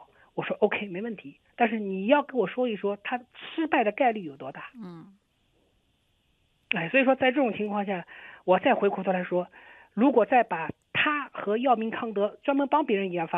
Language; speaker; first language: Chinese; native; Chinese